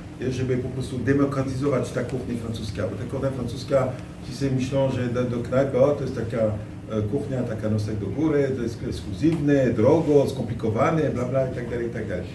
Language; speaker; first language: Polish; non-native, fluent; French